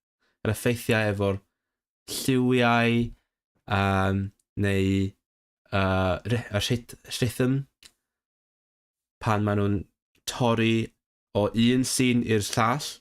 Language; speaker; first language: Welsh; non-native, learner; Cantonese